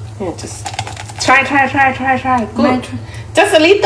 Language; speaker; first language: English; non-native, learner; Thai